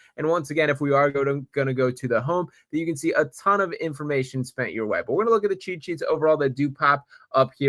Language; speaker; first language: English; native; English